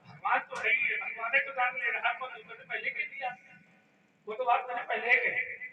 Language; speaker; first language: Hindi; native; Hindi